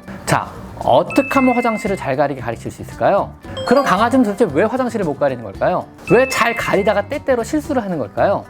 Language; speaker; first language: Korean; native; Korean